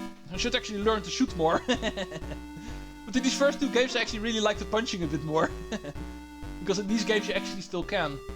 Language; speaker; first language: English; non-native, fluent; Dutch